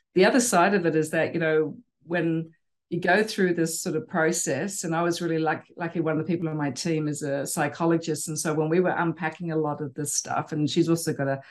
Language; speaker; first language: English; native; English